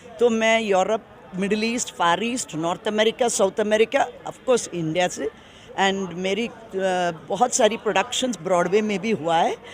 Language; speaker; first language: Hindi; non-native, local second language; Tamil